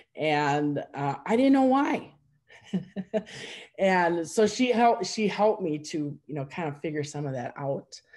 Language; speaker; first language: English; native; English